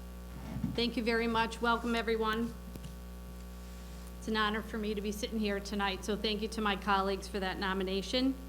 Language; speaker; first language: English; native; English